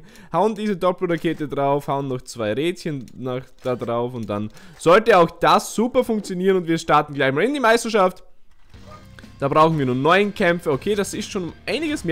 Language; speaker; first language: German; native; German